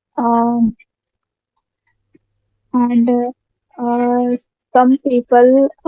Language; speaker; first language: English; non-native, learner; Hindi